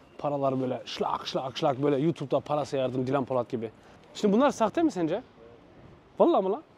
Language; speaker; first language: Turkish; early bilingual, heritage; Turkish